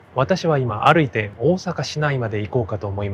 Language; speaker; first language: Japanese; non-native, fluent; Korean